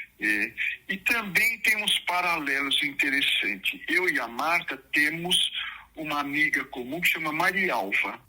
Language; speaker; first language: Portuguese; native; Portuguese